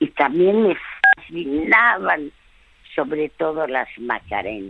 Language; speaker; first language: Spanish; early bilingual, other home language; French